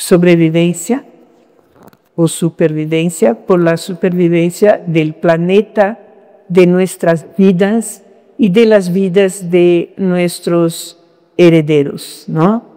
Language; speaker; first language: Spanish; non-native, fluent; Portuguese